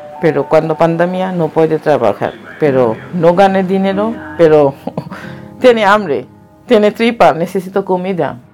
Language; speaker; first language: Spanish; non-native, learner; Bangla